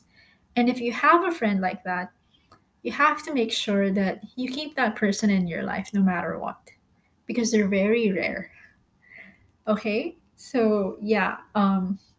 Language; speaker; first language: English; non-native, local second language; Filipino